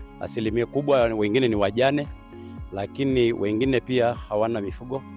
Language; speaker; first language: Swahili; non-native, local second language; Masai